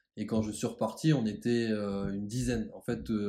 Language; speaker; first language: French; native; French